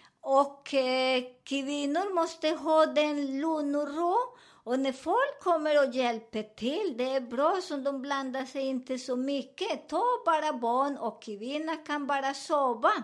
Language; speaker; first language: Swedish; non-native, fluent; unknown